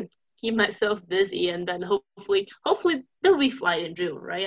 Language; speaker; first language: English; non-native, fluent; Italian